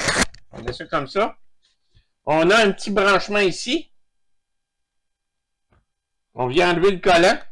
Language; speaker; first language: French; native; French